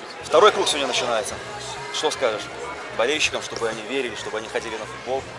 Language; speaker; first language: Russian; native; Russian